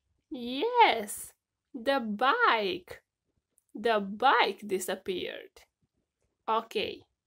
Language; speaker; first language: English; non-native, fluent; Romanian